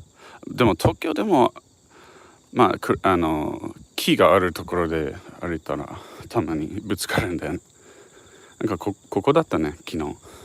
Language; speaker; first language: Japanese; non-native, fluent; English